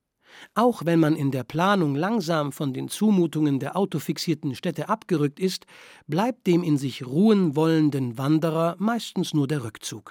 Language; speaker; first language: German; native; German